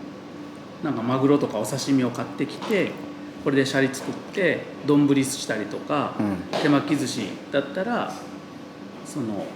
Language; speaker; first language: Japanese; native; Japanese